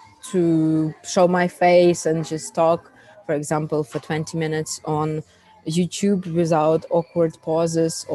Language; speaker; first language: English; non-native, fluent; Russian